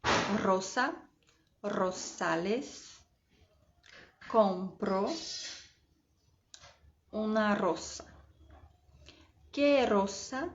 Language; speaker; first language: Spanish; non-native, fluent; Portuguese